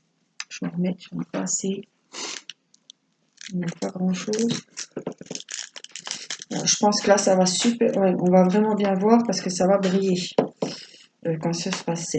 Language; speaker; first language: French; native; French